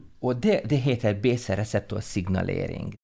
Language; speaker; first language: Norwegian; non-native, fluent; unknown